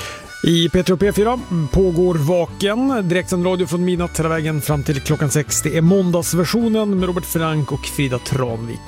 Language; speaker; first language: Swedish; native; Swedish